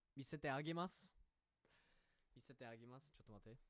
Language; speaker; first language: Japanese; non-native, learner; English